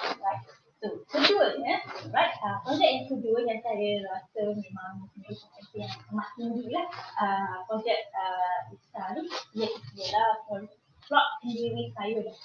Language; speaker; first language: Malay; native; Malay